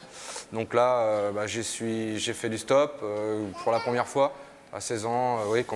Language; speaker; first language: French; native; French